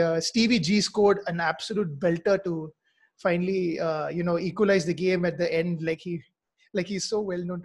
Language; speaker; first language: English; non-native, local second language; Mizo